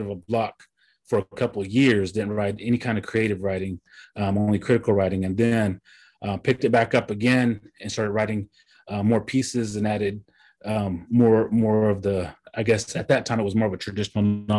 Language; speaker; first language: English; early bilingual, other home language; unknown